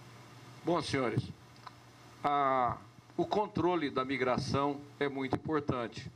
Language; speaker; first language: Portuguese; native; Portuguese